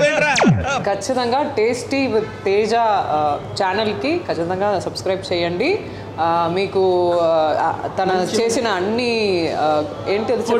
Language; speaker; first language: Telugu; non-native, learner; Tamil